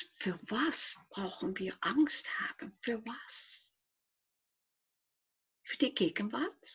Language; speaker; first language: German; non-native, fluent; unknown